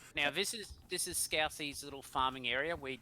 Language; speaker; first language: English; native; English